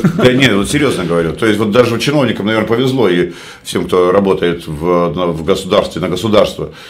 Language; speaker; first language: Russian; native; Russian